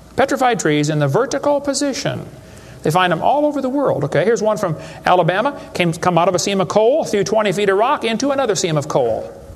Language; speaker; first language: English; native; English